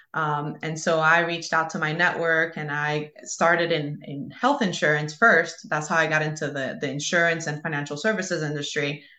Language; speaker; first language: English; early bilingual, other home language; Spanish